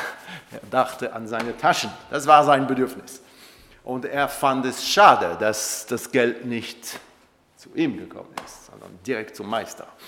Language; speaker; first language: German; non-native, local second language; French